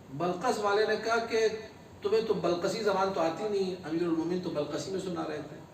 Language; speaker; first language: Urdu; native; Urdu